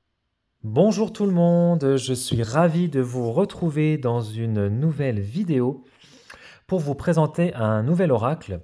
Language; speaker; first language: French; native; French